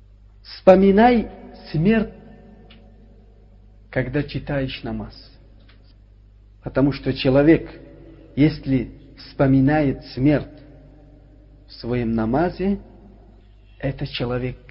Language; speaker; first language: Russian; non-native, learner; Uzbek